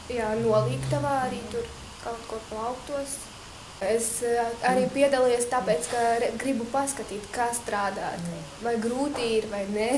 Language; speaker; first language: Latvian; non-native, local second language; Russian